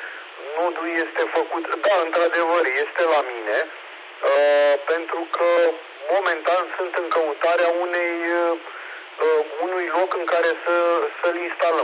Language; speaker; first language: Romanian; native; Romanian